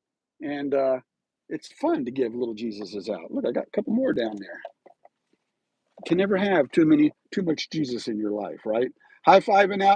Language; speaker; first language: English; native; English